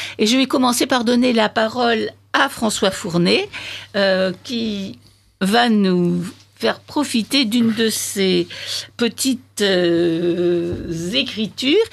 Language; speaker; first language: French; native; French